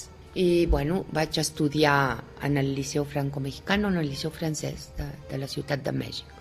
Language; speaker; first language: Catalan; early bilingual, heritage; Catalan